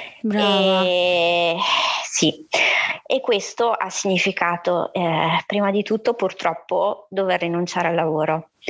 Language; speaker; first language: Italian; native; Italian